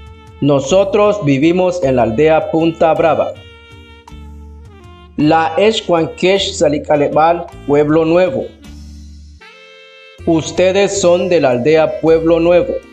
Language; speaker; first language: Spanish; non-native, local second language; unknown